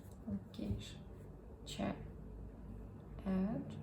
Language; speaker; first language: English; non-native, learner; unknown